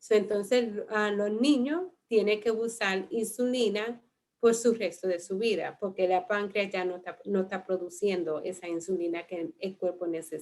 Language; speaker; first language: Spanish; early bilingual, heritage; Spanish